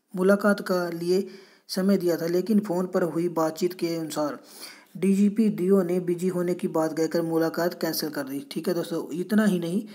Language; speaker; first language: Hindi; non-native, local second language; Punjabi